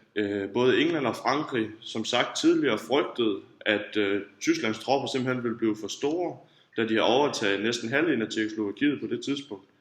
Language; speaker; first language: Danish; native; Danish